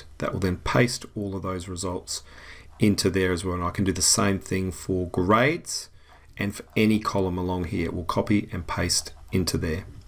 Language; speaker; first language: English; native; English